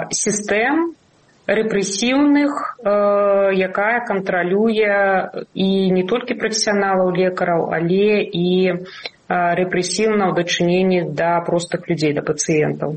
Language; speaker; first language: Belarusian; non-native, local second language; Russian